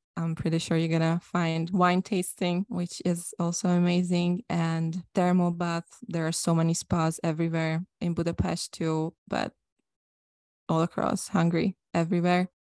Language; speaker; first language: English; non-native, fluent; Hungarian